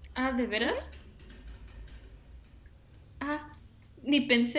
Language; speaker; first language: Spanish; early bilingual, heritage; Spanish